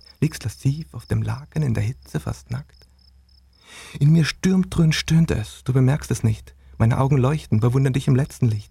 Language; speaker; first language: German; native; German